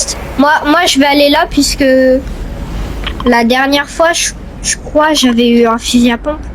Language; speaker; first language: French; native; French